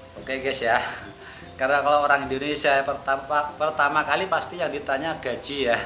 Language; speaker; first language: Indonesian; native; Indonesian